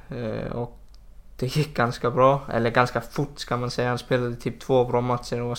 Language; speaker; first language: Swedish; non-native, fluent; Icelandic